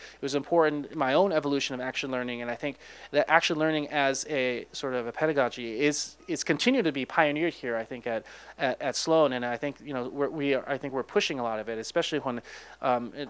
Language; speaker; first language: English; native; English